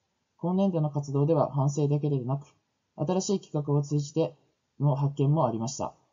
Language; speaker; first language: Japanese; native; Japanese